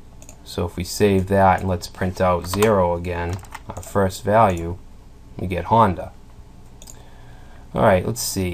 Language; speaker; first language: English; native; English